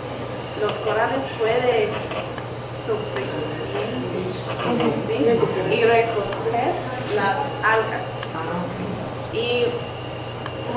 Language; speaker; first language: Spanish; non-native, learner; English